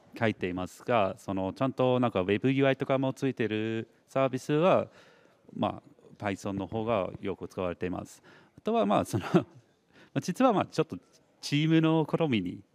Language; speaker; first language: Japanese; non-native, fluent; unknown